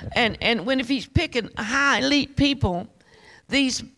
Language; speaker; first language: English; native; English